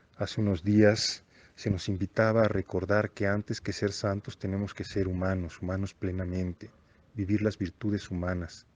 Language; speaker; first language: Spanish; non-native, fluent; Italian